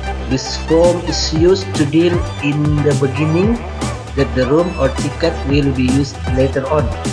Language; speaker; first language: English; non-native, fluent; Indonesian